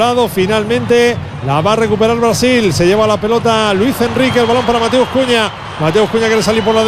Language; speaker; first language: Spanish; native; Spanish